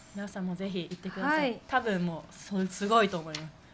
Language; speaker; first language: Japanese; native; Japanese